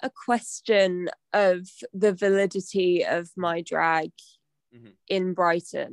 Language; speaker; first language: English; native; English